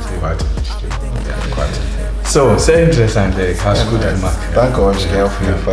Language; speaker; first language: German; early bilingual, other home language; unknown